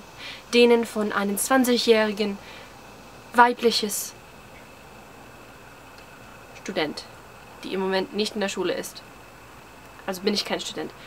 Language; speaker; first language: German; early bilingual, heritage; English